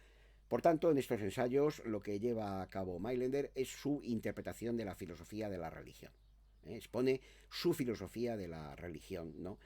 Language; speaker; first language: Spanish; native; Spanish